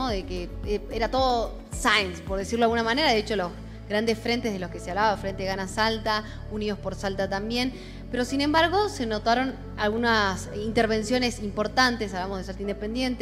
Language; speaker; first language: Spanish; native; Spanish